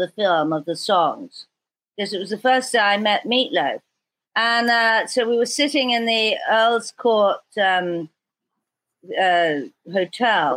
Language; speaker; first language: English; native; English